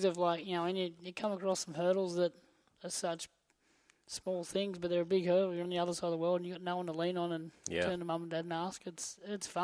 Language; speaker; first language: English; native; English